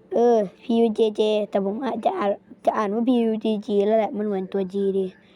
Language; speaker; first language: Thai; native; Thai